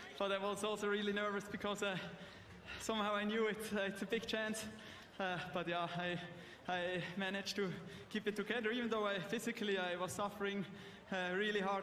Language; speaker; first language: English; non-native, fluent; German